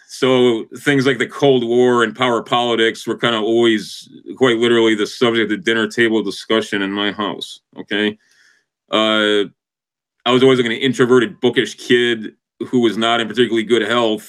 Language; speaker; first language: English; native; English